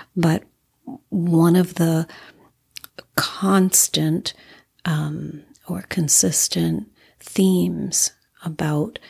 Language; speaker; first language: English; native; English